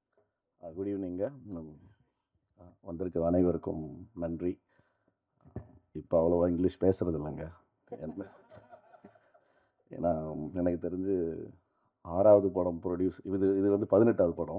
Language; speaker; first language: Tamil; native; Tamil